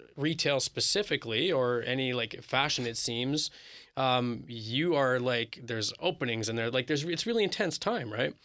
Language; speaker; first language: English; native; English